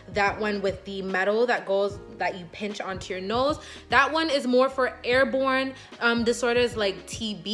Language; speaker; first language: English; native; English